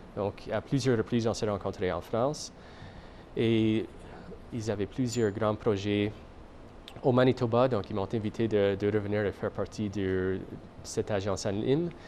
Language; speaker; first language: French; non-native, fluent; English